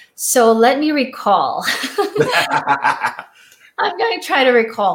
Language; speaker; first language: English; non-native, local second language; Filipino